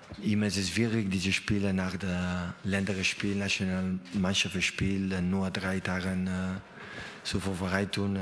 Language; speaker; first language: German; non-native, learner; Catalan